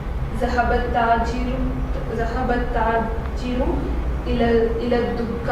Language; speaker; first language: Arabic; non-native, learner; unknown